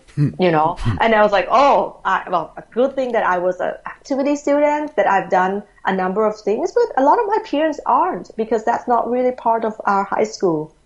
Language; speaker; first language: English; non-native, fluent; Thai